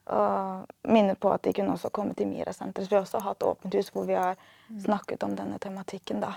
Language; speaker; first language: Norwegian; native; Norwegian